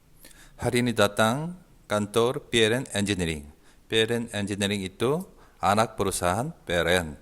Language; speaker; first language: Indonesian; non-native, learner; Korean